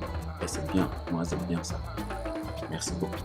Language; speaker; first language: French; non-native, local second language; Wolof